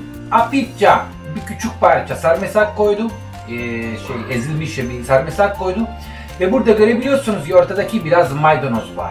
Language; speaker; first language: Turkish; non-native, fluent; Italian